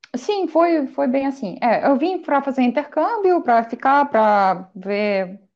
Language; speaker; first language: Portuguese; non-native, fluent; Russian